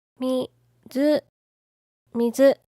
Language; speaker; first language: Japanese; native; Japanese